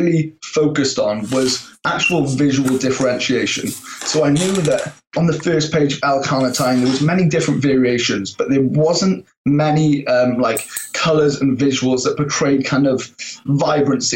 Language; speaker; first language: English; native; English